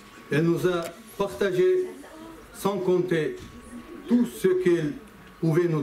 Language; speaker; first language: French; non-native, fluent; Chechen